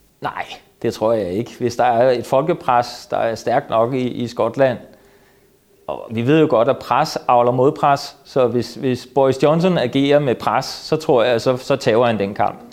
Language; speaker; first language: Danish; native; Danish